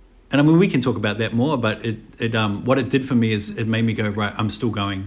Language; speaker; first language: English; native; English